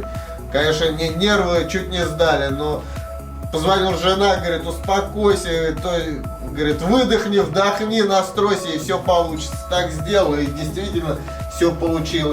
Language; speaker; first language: Russian; native; Russian